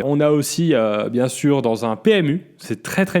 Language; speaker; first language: French; native; French